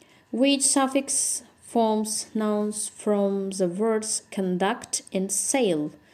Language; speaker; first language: English; non-native, fluent; Azerbaijani